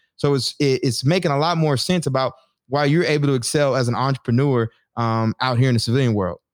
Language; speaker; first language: English; native; English